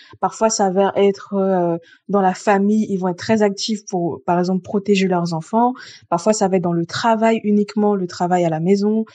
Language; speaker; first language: French; early bilingual, other home language; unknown